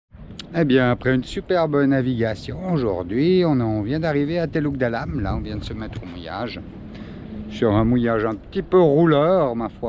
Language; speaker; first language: French; native; French